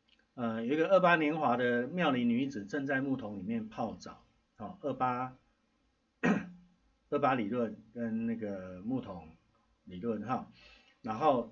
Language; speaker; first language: Chinese; native; Chinese